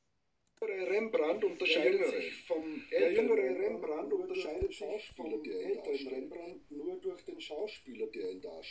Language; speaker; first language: German; native; German